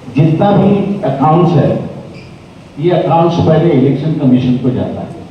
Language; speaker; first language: Hindi; non-native, local second language; Marathi